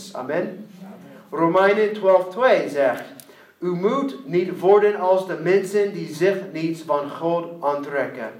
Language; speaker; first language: Dutch; non-native, learner; English